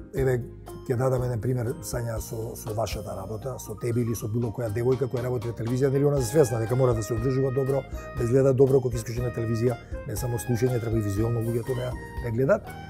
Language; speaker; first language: Macedonian; native; Macedonian